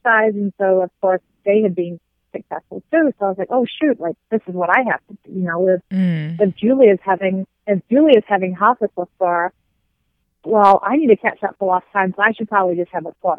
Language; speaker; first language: English; native; English